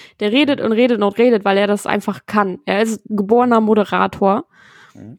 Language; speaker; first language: German; native; German